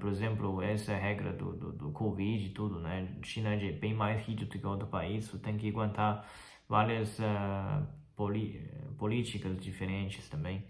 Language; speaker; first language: Portuguese; non-native, fluent; Chinese